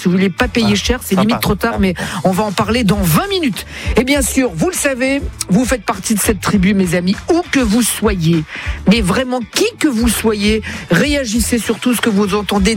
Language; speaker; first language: French; native; French